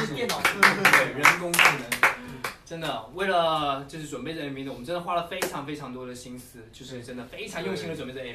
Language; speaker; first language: Chinese; native; Chinese